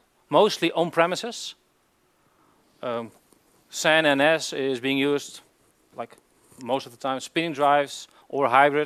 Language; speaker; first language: English; non-native, fluent; Dutch